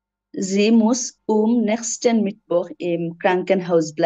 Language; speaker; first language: German; non-native, learner; Bangla